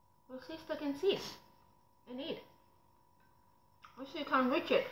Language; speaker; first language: English; non-native, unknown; Vietnamese